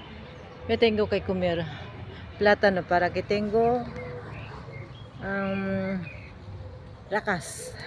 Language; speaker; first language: Spanish; non-native, learner; Filipino